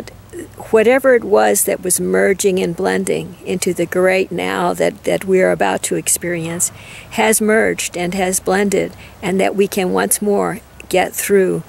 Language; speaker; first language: English; native; English